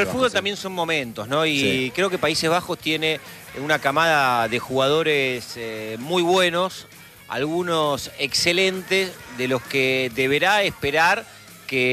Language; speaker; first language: Spanish; native; Spanish